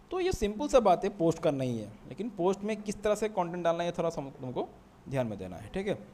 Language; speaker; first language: Hindi; non-native, local second language; Assamese